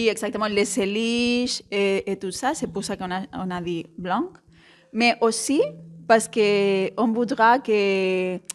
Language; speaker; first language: French; non-native, fluent; Spanish